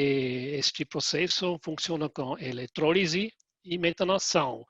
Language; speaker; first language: Portuguese; non-native, fluent; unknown